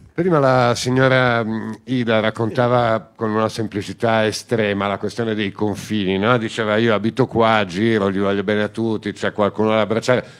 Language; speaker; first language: Italian; native; Italian